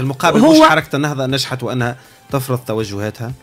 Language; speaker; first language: Arabic; native; Arabic